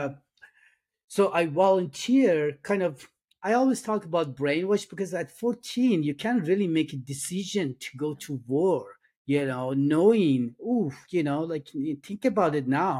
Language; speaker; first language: English; non-native, fluent; Persian